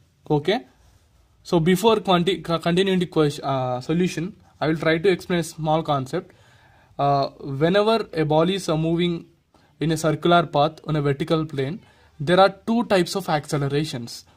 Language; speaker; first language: English; non-native, local second language; Telugu